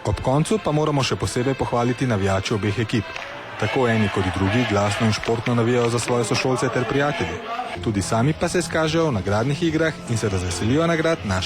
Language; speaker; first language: Slovenian; native; Slovenian